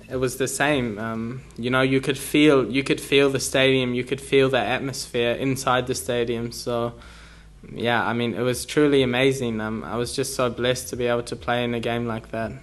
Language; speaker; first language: English; native; English